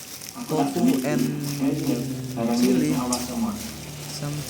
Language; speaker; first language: English; non-native, learner; Indonesian